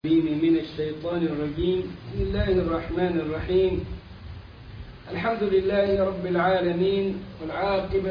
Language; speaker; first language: Arabic; native; Arabic